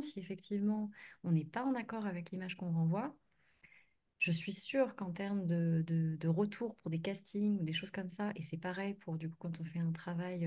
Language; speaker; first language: French; native; French